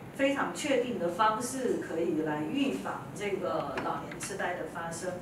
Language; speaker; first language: Chinese; native; Chinese